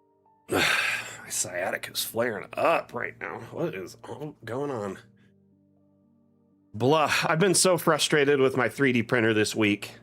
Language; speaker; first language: English; native; English